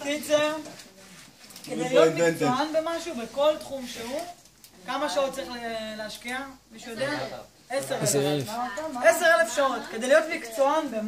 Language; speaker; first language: Hebrew; native; Hebrew